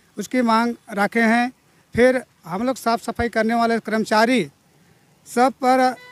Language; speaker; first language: Hindi; native; Hindi